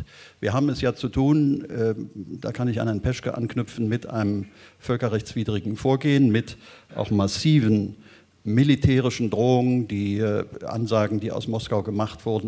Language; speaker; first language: German; native; German